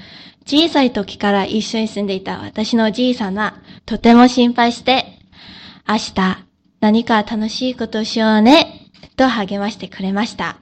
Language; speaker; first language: Japanese; non-native, learner; Korean